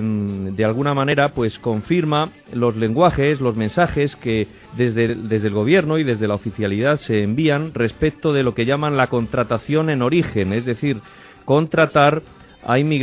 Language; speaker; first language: Spanish; native; Spanish